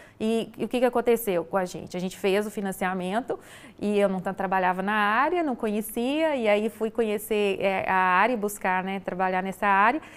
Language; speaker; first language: Portuguese; native; Portuguese